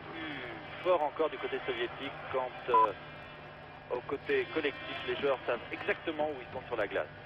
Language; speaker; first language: French; native; French